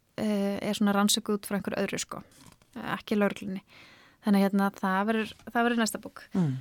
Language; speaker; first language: Icelandic; native; Icelandic